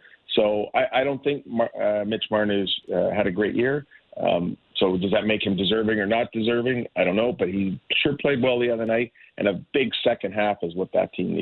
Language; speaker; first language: English; native; English